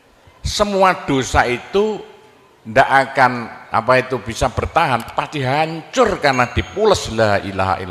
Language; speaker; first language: Indonesian; non-native, local second language; Javanese